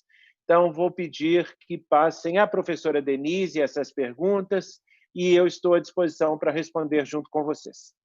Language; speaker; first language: Portuguese; native; Portuguese